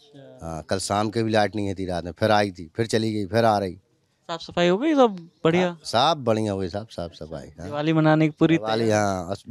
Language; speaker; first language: Hindi; native; Hindi